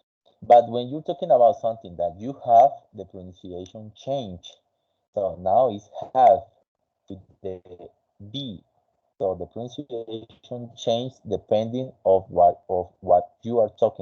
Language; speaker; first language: English; non-native, fluent; Spanish